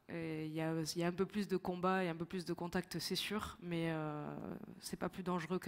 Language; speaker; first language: French; native; French